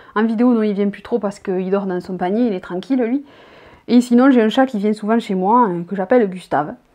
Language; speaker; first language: French; native; French